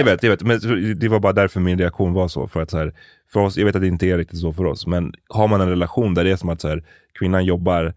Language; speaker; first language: Swedish; native; Swedish